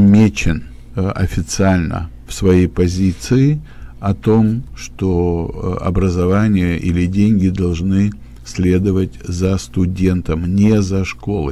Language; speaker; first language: Russian; native; Russian